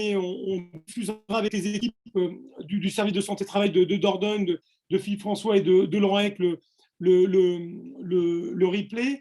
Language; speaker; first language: French; native; French